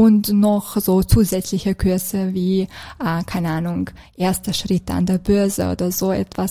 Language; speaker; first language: German; non-native, fluent; Serbian